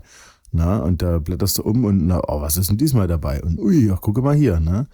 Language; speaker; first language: German; native; German